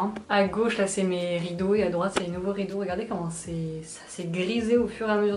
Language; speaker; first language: French; native; French